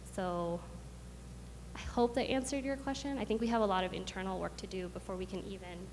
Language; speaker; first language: English; early bilingual, other home language; Khmer